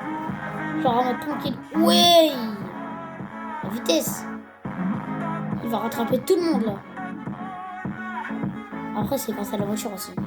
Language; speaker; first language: French; native; French